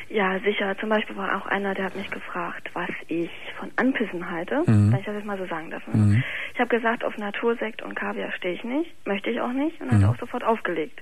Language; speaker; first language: German; native; German